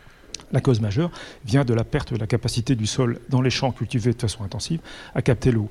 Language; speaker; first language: French; native; French